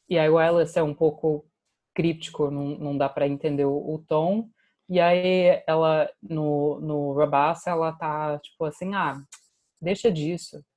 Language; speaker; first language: Portuguese; non-native, fluent; English